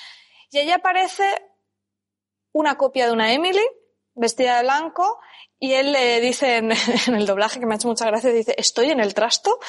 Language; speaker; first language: Spanish; native; Spanish